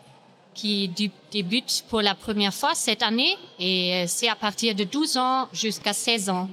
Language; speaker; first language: French; non-native, fluent; German